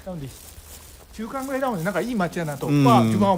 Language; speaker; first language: Japanese; native; Japanese